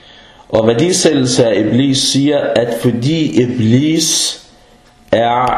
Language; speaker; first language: Danish; early bilingual, other home language; Arabic